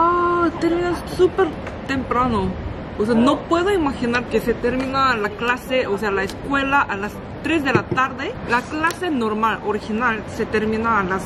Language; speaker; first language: Spanish; non-native, learner; Korean